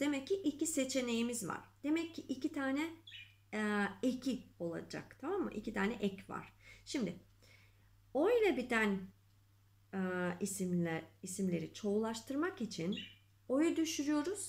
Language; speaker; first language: Turkish; non-native, fluent; Macedonian